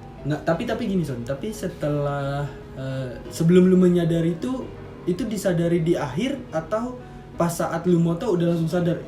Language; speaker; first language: Indonesian; native; Indonesian